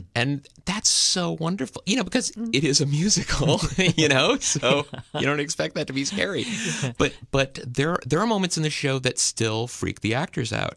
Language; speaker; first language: English; native; English